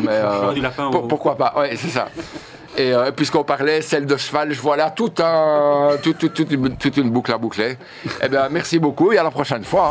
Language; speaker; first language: French; native; French